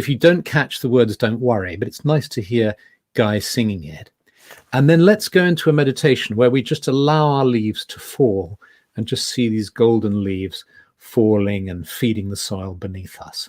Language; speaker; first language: English; native; English